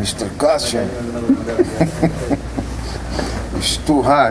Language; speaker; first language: English; non-native, learner; Portuguese